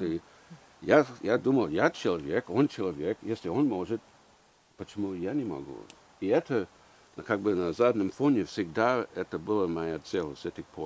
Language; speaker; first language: Russian; early bilingual, heritage; English